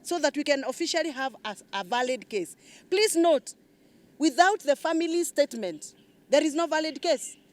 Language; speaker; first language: English; non-native, local second language; Swahili